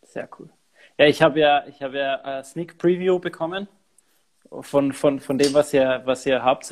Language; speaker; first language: German; native; German